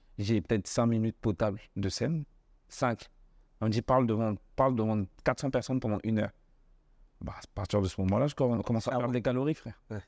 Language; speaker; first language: French; early bilingual, other home language; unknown